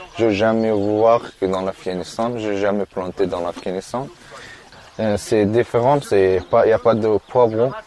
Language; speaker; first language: French; non-native, learner; Persian